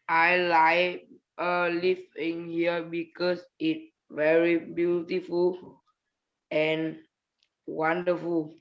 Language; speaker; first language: English; non-native, learner; Vietnamese